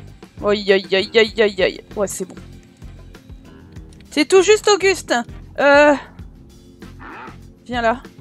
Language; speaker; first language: French; native; French